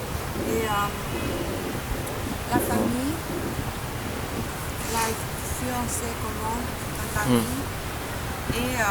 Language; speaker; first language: French; non-native, learner; Vietnamese